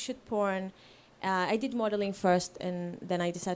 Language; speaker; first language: English; non-native, fluent; Hebrew